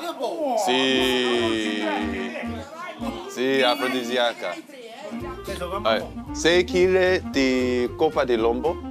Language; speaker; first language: Italian; non-native, learner; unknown